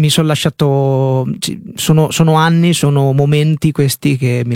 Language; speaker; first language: Italian; native; Italian